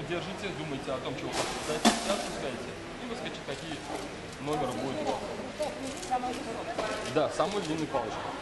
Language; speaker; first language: Russian; non-native, learner; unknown